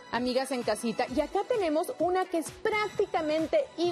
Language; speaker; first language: Spanish; native; Spanish